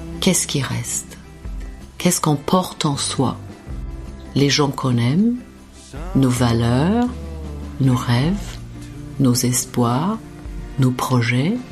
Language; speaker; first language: French; non-native, fluent; English